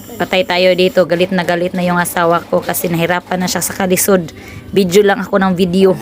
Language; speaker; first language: Filipino; non-native, local second language; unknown